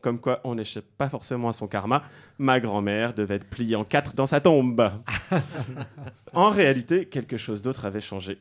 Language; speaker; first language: French; native; French